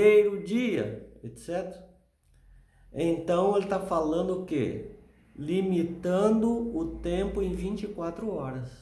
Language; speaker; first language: Portuguese; native; Portuguese